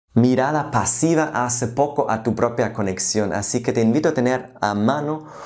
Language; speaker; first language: Spanish; non-native, fluent; German